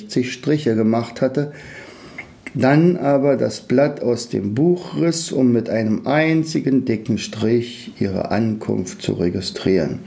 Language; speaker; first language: German; native; German